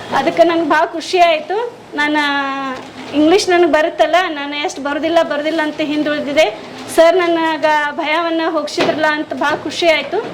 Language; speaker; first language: Kannada; native; Kannada